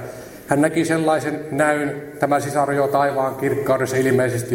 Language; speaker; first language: Finnish; native; Finnish